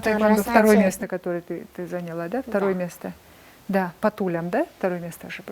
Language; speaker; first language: Russian; non-native, local second language; Kyrgyz